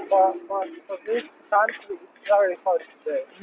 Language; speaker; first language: English; non-native, learner; Ukrainian